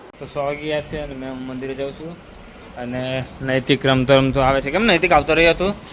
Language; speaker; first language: Gujarati; non-native, local second language; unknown